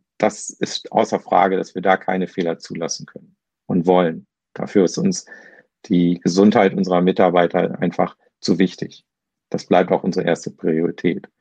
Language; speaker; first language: German; native; German